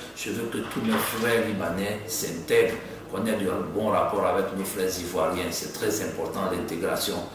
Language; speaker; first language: French; native; French